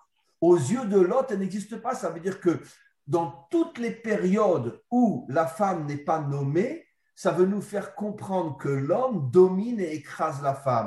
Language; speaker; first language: French; native; French